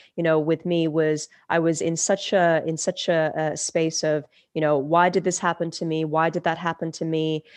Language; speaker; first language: English; early bilingual, other home language; Turkish